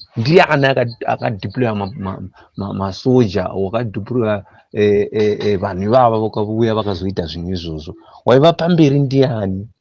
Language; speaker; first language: Shona; non-native, local second language; North Ndebele